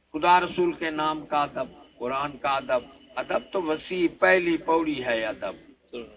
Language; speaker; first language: Urdu; non-native, local second language; Punjabi